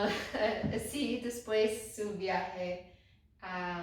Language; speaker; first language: Spanish; non-native, learner; English